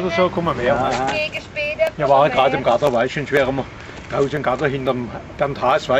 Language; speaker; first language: German; native; German